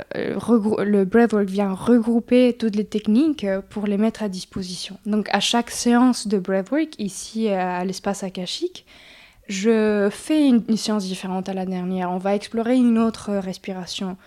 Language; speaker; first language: French; early bilingual, other home language; Spanish